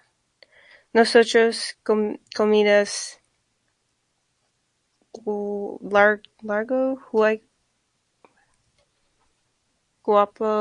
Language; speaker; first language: Spanish; non-native, learner; English